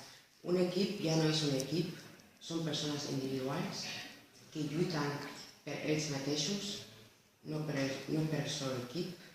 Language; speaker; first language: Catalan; non-native, local second language; Spanish